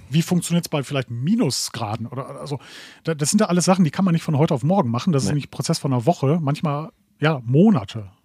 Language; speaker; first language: German; native; German